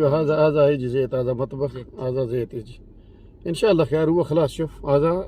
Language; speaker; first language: Arabic; non-native, learner; Urdu